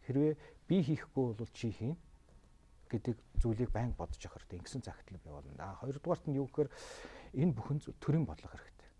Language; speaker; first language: Mongolian; native; Mongolian